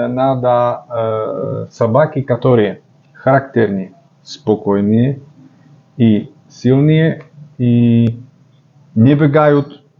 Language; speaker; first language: Russian; non-native, learner; Slovak